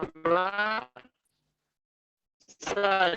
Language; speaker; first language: Indonesian; non-native, learner; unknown